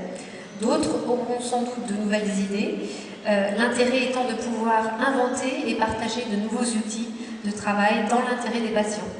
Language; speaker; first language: French; native; French